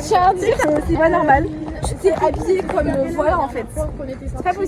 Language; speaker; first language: French; native; French